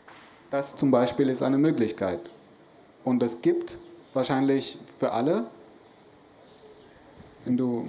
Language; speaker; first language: German; non-native, fluent; Arabic